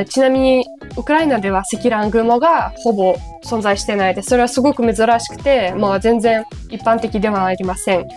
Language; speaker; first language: Japanese; non-native, fluent; Ukrainian